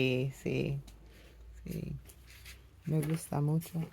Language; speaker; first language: Spanish; non-native, learner; English